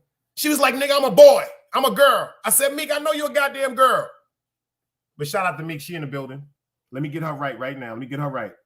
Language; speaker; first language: English; native; English